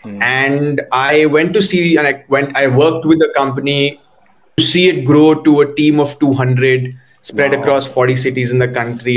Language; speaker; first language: English; non-native, local second language; Hindi